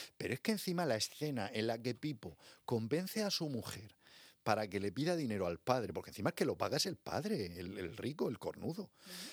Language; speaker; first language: Spanish; native; Spanish